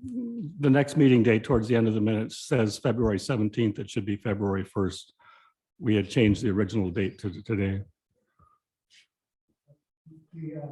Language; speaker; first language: English; native; English